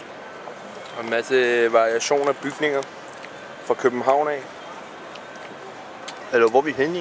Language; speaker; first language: Danish; non-native, fluent; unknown